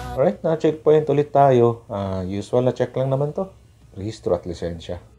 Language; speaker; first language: Filipino; non-native, local second language; Cebuano